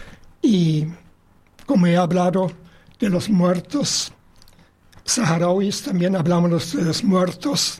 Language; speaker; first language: Spanish; non-native, fluent; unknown